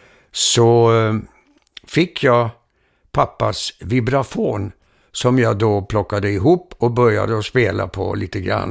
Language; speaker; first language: Swedish; early bilingual, heritage; Swedish